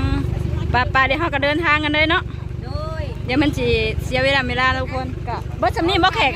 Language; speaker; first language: Thai; non-native, local second language; Lao